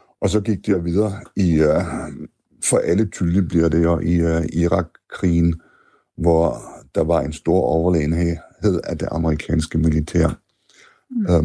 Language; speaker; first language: Danish; non-native, fluent; German